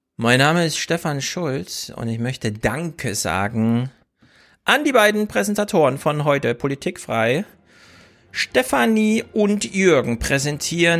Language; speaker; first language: German; native; German